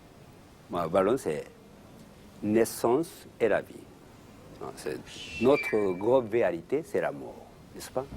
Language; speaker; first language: French; non-native, learner; Japanese